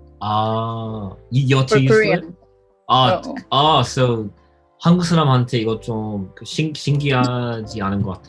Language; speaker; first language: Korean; non-native, learner; English